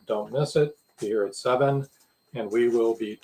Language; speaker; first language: English; native; English